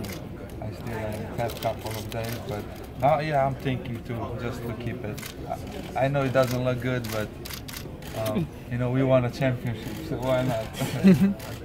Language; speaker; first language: English; non-native, fluent; Slovenian